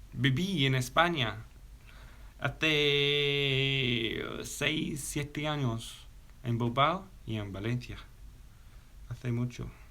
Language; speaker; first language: Spanish; non-native, fluent; English